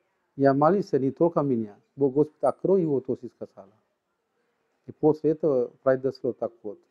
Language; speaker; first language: Russian; non-native, learner; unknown